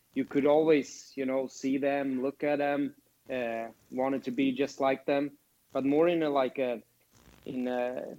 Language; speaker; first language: English; non-native, fluent; Swedish